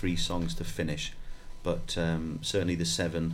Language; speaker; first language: English; native; English